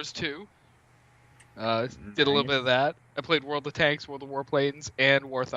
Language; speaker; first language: English; native; English